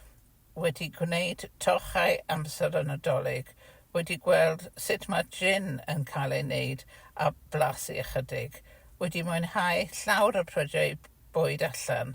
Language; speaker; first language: Welsh; non-native, fluent; English